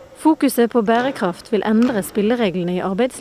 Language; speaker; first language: Norwegian; native; Norwegian